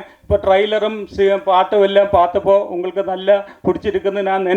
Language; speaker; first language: Tamil; non-native, learner; Malayalam